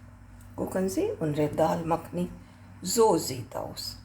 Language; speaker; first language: German; non-native, learner; Hindi